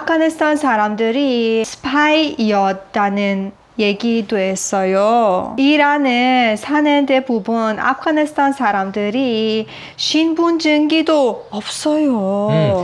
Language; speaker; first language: Korean; non-native, learner; Persian